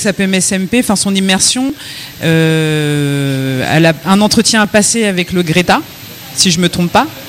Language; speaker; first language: French; native; French